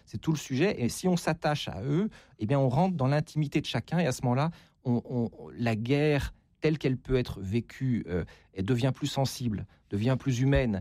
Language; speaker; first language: French; native; French